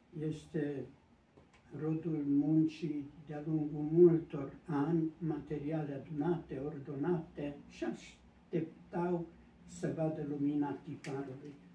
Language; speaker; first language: Romanian; native; Romanian